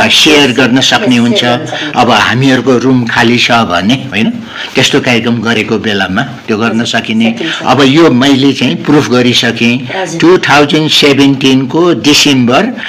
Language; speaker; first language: Nepali; non-native, local second language; Newari